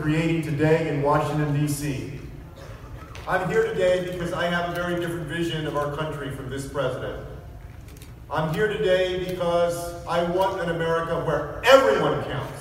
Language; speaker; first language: English; native; English